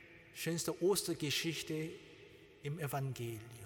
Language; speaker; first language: German; non-native, learner; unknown